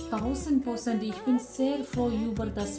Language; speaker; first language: German; non-native, learner; Malayalam